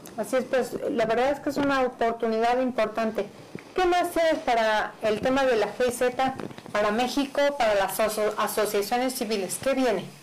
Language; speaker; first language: Spanish; native; Spanish